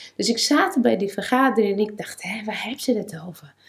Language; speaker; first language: Dutch; non-native, fluent; Portuguese